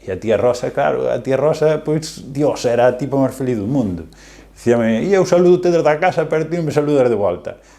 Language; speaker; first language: Galician; native; Galician